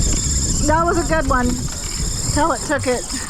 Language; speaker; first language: English; native; English